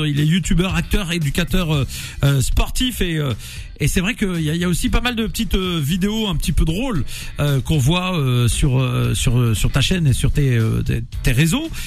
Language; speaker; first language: French; native; French